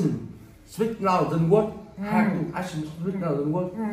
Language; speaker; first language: English; non-native, learner; Vietnamese